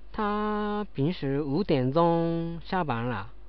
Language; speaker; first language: Chinese; non-native, learner; Japanese